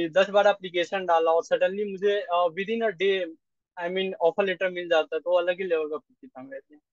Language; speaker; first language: Hindi; native; Hindi